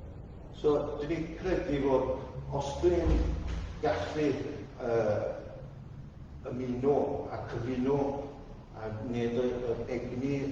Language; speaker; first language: Welsh; non-native, fluent; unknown